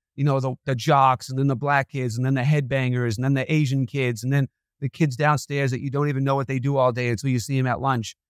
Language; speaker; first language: English; native; English